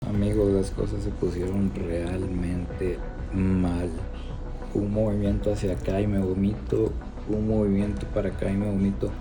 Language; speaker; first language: Spanish; native; Spanish